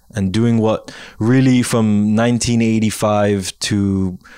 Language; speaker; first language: English; native; English